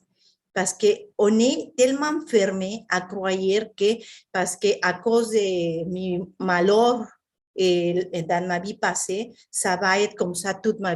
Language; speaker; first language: French; non-native, fluent; Spanish